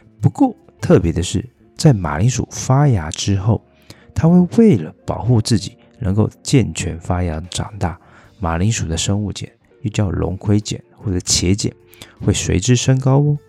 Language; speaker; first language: Chinese; native; Chinese